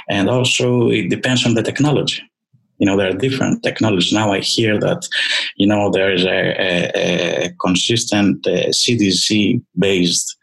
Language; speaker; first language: English; non-native, fluent; Greek